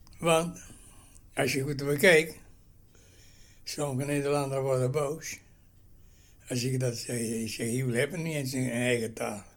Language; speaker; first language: Dutch; non-native, learner; Italian